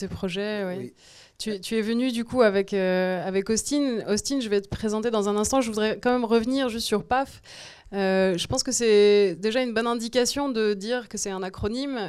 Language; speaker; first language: French; native; French